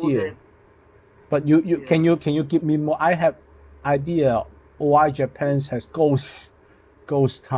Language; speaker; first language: English; non-native, local second language; Cantonese